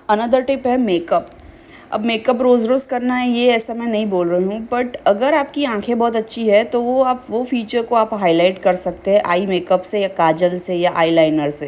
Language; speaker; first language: Hindi; native; Hindi